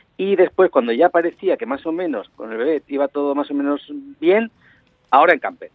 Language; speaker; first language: Spanish; native; Spanish